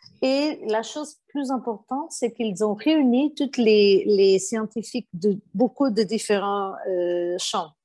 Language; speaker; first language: French; non-native, fluent; Portuguese